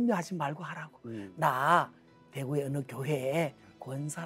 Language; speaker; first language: Korean; native; Korean